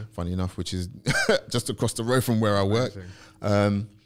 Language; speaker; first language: English; native; English